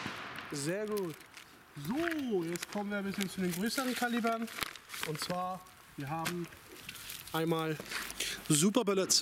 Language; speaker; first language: German; native; German